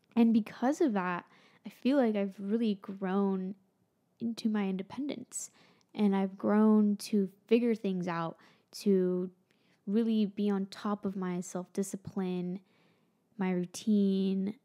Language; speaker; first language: English; native; English